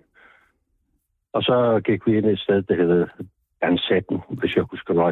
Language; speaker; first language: Danish; non-native, fluent; English